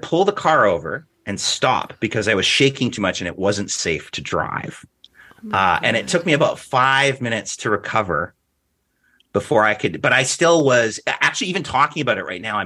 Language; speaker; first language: English; native; English